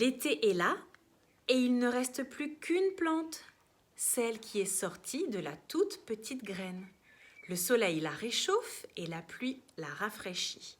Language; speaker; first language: French; native; French